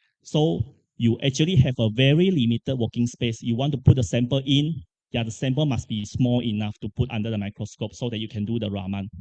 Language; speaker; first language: English; non-native, fluent; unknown